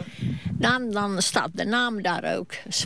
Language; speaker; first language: Dutch; non-native, fluent; Finnish